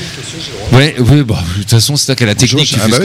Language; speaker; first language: French; native; French